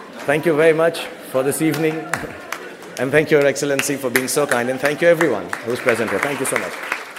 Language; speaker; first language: English; non-native, local second language; Hindi